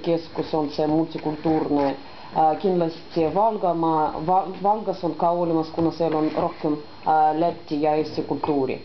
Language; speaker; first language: Estonian; non-native, local second language; Russian